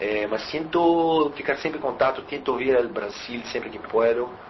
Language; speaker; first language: Portuguese; native; Portuguese